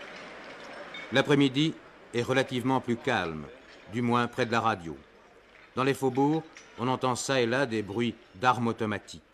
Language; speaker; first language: French; native; French